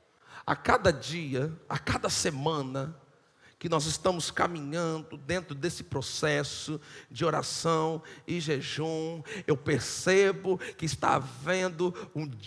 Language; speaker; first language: Portuguese; native; Portuguese